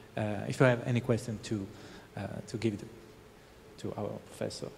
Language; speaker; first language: English; non-native, fluent; Italian